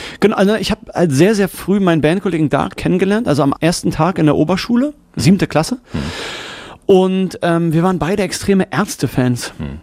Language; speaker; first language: German; native; German